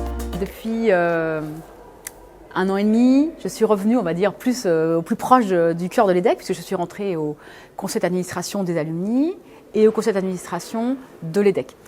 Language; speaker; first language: French; native; French